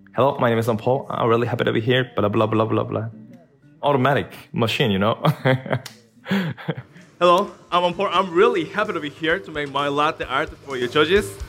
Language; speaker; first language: English; non-native, learner; Korean